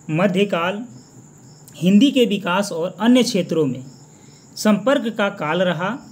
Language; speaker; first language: Hindi; native; Hindi